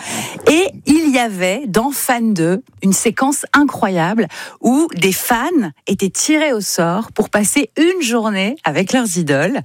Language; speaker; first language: French; native; French